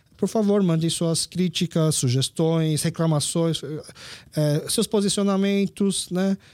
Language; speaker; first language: Portuguese; early bilingual, other home language; Korean